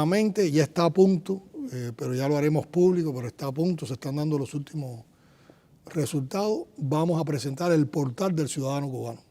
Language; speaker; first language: Spanish; native; Spanish